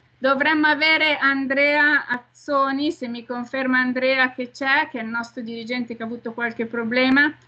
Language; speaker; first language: Italian; native; Italian